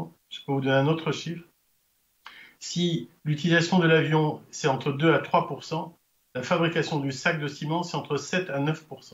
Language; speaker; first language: French; native; French